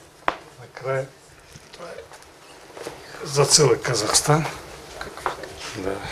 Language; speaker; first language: Bulgarian; non-native, learner; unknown